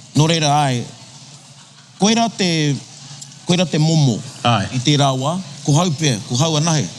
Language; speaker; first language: Māori; non-native, local second language; English